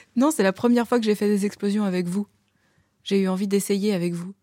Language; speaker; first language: French; native; French